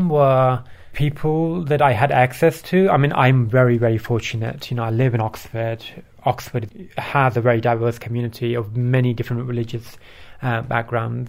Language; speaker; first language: English; early bilingual, other home language; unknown